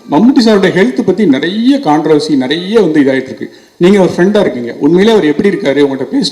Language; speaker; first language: Tamil; native; Tamil